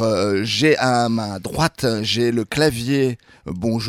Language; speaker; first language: French; native; French